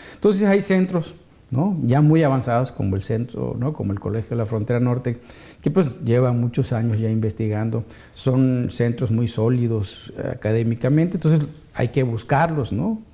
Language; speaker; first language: Spanish; native; Spanish